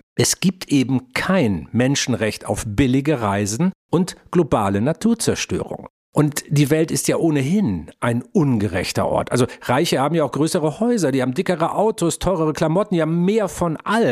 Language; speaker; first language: German; native; German